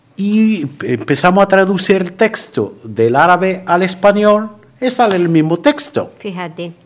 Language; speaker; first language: Spanish; non-native, fluent; Arabic